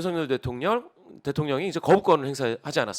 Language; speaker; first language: Korean; native; Korean